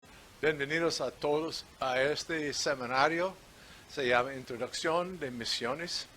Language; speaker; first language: Spanish; non-native, fluent; English